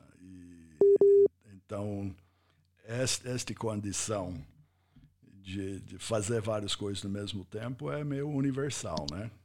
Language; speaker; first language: Portuguese; non-native, fluent; English